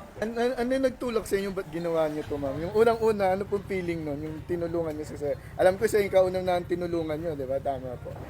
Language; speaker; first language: Filipino; native; Filipino